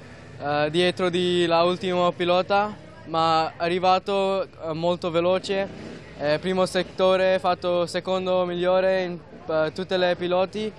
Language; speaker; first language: Italian; non-native, learner; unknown